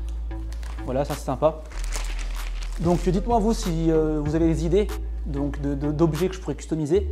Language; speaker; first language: French; native; French